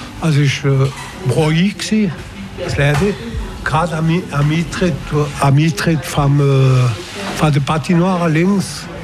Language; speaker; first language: German; non-native, local second language; French